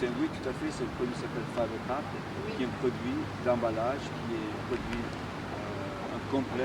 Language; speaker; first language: French; native; French